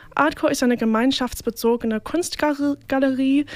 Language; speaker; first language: German; non-native, fluent; English